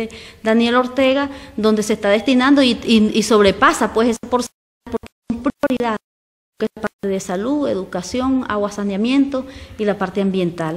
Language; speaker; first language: Spanish; native; Spanish